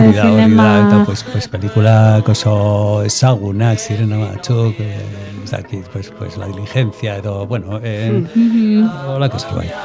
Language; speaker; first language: Basque; non-native, local second language; Spanish